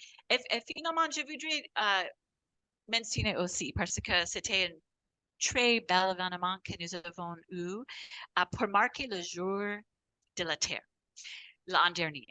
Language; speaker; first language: French; non-native, fluent; English